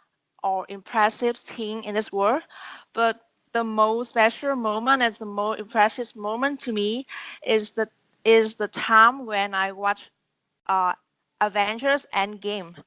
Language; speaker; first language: English; non-native, learner; Vietnamese